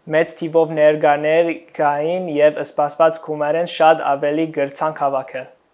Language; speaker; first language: Armenian; early bilingual, heritage; Armenian